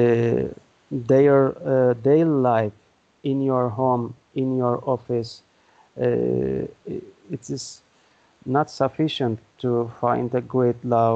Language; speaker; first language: English; non-native, learner; Turkish